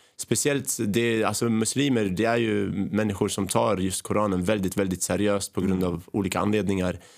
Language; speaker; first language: Swedish; early bilingual, other home language; Arabic